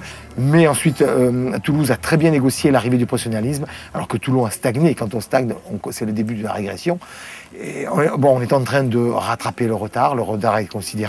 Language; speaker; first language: French; native; French